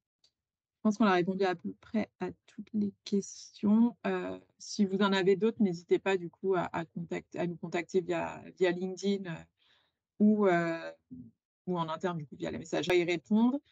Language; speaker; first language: French; native; French